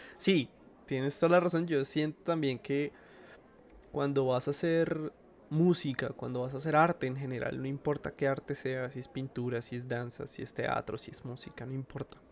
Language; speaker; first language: Spanish; native; Spanish